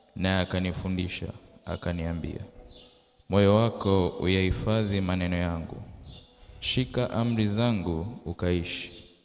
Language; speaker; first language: Swahili; native; Swahili